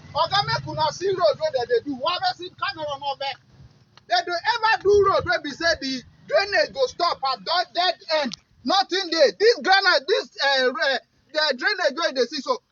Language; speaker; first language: Nigerian Pidgin; non-native, local second language; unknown